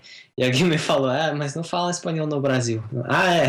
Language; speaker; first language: Portuguese; non-native, fluent; English